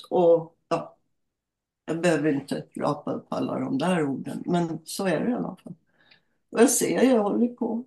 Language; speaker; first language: Swedish; native; Swedish